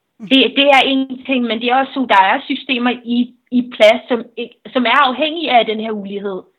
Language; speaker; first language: Danish; early bilingual, other home language; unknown